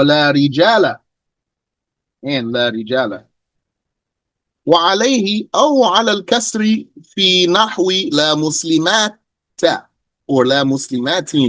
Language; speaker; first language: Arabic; non-native, fluent; English